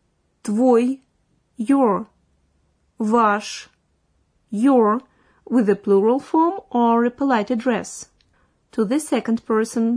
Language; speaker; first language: English; non-native, fluent; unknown